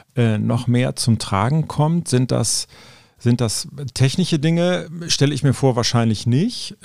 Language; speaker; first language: German; native; German